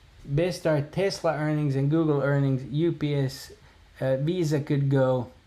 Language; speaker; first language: English; native; English